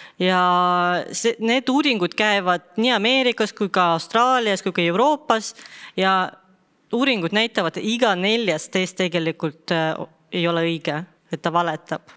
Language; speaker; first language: Estonian; non-native, local second language; Russian